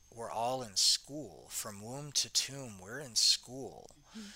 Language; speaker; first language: English; native; English